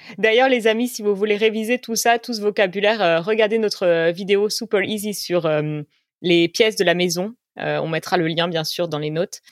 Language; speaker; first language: French; native; French